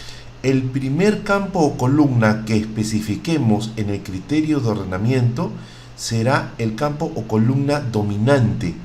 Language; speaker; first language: Spanish; native; Spanish